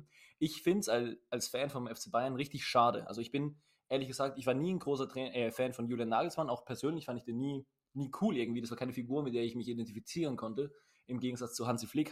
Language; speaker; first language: German; native; German